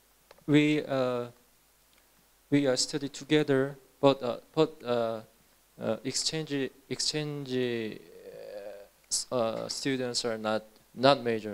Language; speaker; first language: English; non-native, learner; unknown